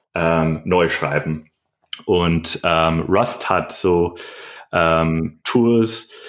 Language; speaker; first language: German; non-native, learner; English